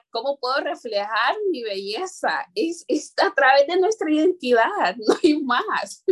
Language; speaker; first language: Spanish; non-native, local second language; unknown